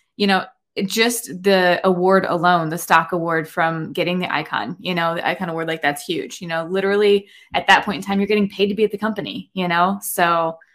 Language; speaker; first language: English; native; English